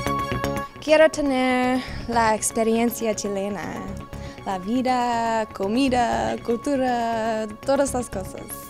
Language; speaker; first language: Spanish; non-native, learner; English